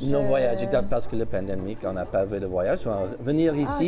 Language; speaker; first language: French; early bilingual, heritage; English